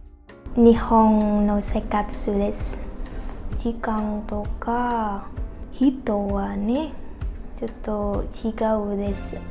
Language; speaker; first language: Japanese; non-native, learner; Indonesian